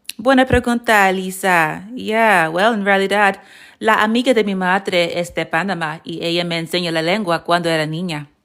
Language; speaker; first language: Spanish; non-native, fluent; English